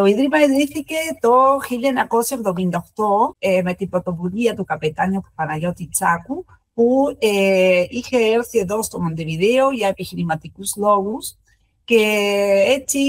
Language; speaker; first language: Greek; non-native, fluent; Spanish